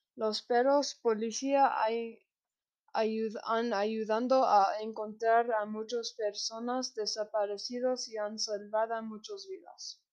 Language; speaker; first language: Spanish; non-native, learner; English